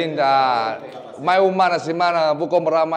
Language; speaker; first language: Portuguese; non-native, learner; Vietnamese